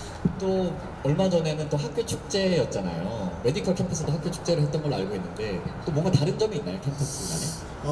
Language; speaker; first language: Korean; native; Korean